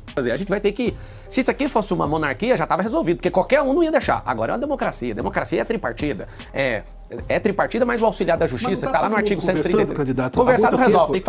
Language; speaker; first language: Portuguese; native; Portuguese